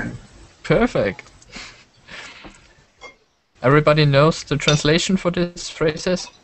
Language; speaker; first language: English; non-native, learner; German